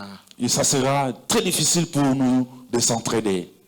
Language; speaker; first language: French; non-native, local second language; Lingala